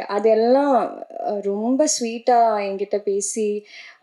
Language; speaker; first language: Tamil; non-native, learner; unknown